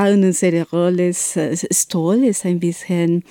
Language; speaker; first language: German; non-native, learner; Spanish